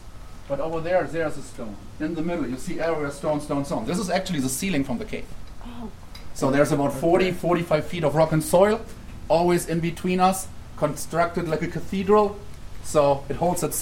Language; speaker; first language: English; non-native, fluent; German